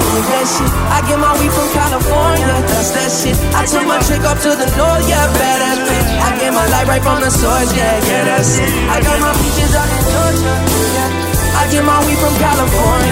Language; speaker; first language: English; native; English